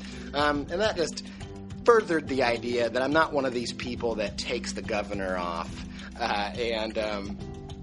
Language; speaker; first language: English; native; English